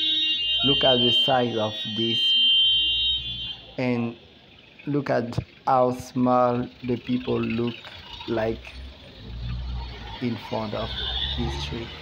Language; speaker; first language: English; non-native, fluent; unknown